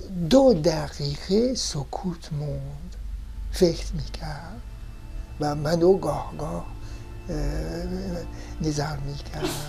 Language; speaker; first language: Persian; non-native, fluent; French